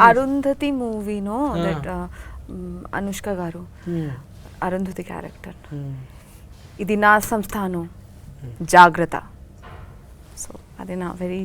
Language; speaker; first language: Telugu; non-native, learner; Bangla